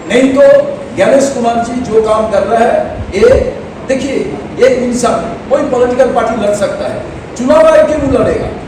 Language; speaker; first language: Hindi; non-native, local second language; Bangla